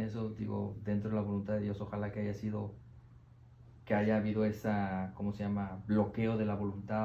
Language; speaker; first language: Spanish; native; Spanish